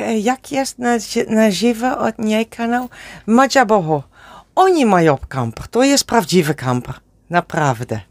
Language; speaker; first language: Polish; non-native, learner; Dutch